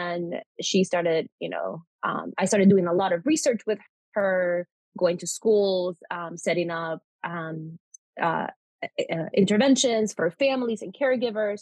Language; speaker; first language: English; non-native, fluent; Spanish